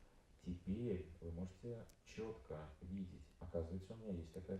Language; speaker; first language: Russian; native; Russian